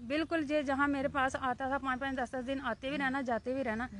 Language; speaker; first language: Hindi; native; Hindi